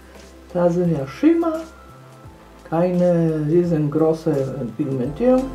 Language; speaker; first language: German; non-native, fluent; Polish